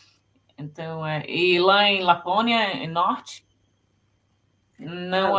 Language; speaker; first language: Portuguese; non-native, fluent; Finnish